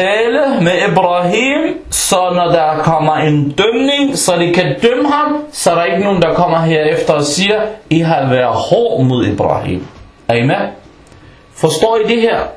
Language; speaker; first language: Danish; early bilingual, other home language; Arabic